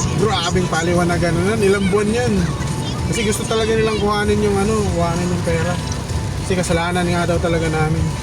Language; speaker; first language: Filipino; native; Filipino